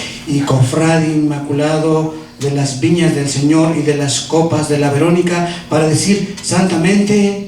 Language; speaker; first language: Spanish; native; Spanish